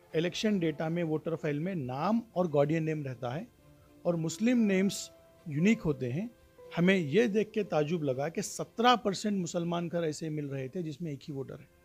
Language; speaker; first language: Hindi; non-native, local second language; Urdu